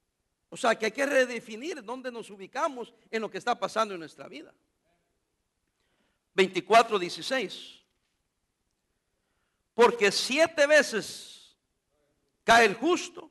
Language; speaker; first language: Spanish; native; Spanish